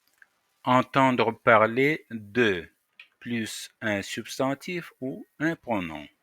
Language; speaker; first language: French; non-native, fluent; Russian